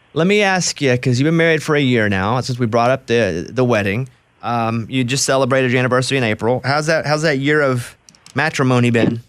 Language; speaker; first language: English; native; English